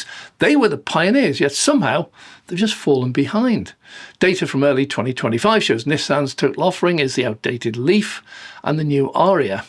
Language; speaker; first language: English; native; English